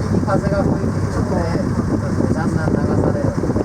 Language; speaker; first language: Japanese; native; Japanese